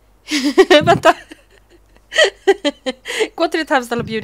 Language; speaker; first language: Swedish; native; Swedish